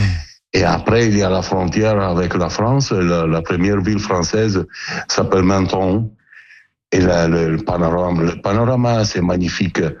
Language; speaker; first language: French; non-native, learner; Italian